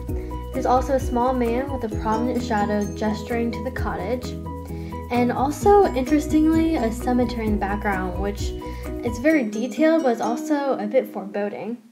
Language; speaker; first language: English; native; English